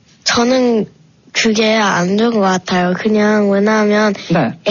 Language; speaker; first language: Korean; early bilingual, heritage; Korean